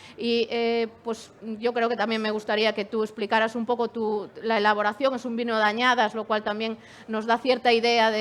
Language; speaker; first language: Spanish; native; Spanish